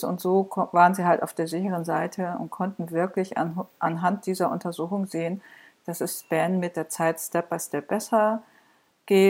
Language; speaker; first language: German; native; German